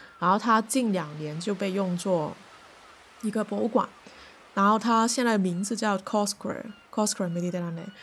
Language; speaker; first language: Chinese; non-native, local second language; Cantonese